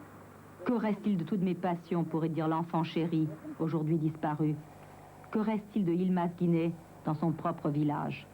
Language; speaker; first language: French; native; French